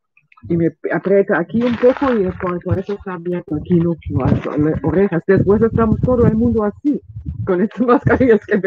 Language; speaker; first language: Spanish; non-native, learner; German